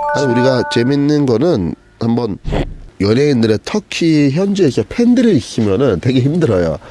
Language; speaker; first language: Korean; non-native, fluent; Turkish